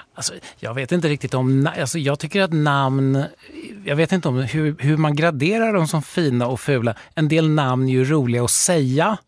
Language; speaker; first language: Swedish; native; Swedish